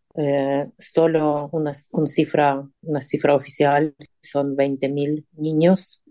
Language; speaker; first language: Spanish; non-native, fluent; Ukrainian